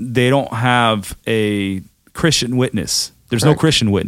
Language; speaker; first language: English; early bilingual, other home language; German